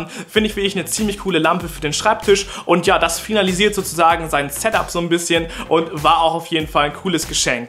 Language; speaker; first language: German; native; German